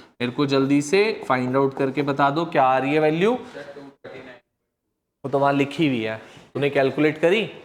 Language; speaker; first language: Hindi; native; Hindi